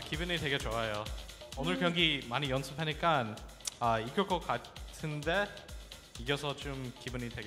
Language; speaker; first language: Korean; non-native, learner; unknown